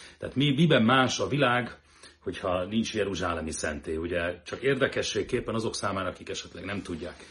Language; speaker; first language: Hungarian; native; Hungarian